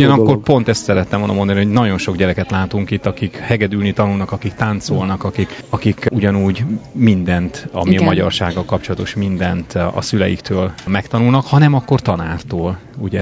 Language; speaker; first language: Hungarian; native; Hungarian